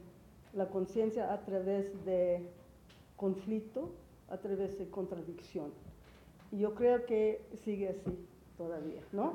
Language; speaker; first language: Spanish; early bilingual, heritage; English